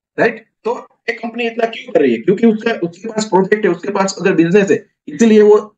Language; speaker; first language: Hindi; non-native, local second language; Gujarati